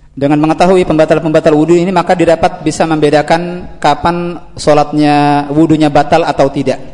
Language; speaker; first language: Indonesian; native; Indonesian